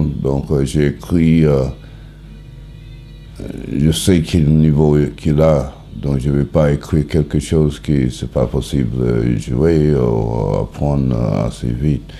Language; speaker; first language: French; non-native, learner; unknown